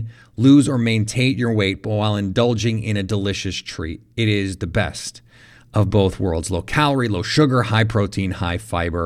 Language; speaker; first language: English; native; English